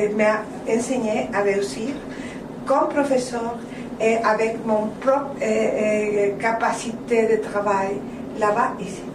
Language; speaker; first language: French; non-native, learner; Spanish